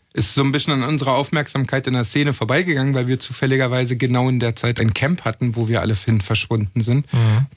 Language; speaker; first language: German; native; German